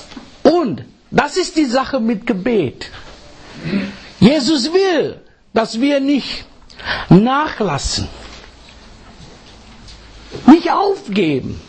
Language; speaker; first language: German; non-native, fluent; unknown